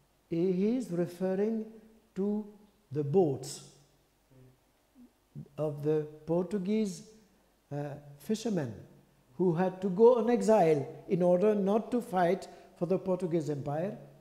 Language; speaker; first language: English; non-native, fluent; French